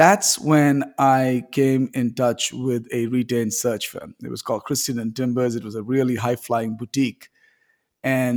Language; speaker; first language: English; non-native, local second language; Tamil